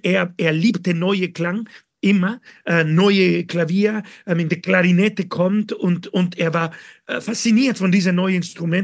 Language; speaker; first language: German; non-native, learner; Spanish